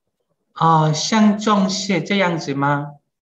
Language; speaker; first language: Chinese; non-native, learner; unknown